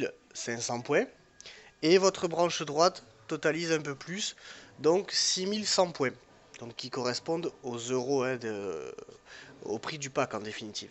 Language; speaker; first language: French; native; French